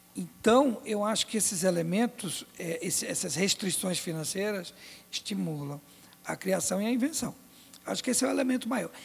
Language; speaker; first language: Portuguese; native; Portuguese